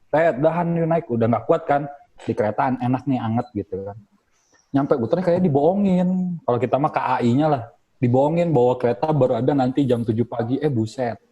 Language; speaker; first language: Indonesian; native; Indonesian